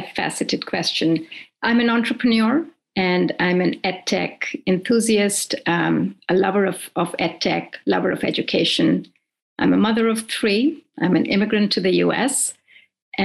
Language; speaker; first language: English; non-native, local second language; Hindi